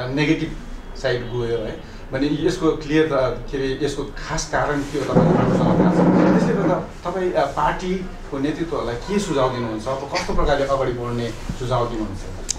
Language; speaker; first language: Nepali; native; Nepali